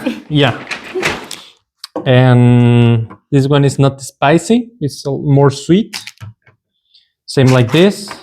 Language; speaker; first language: English; non-native, learner; Spanish